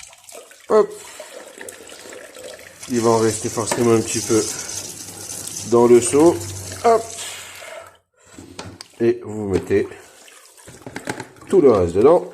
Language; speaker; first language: French; native; French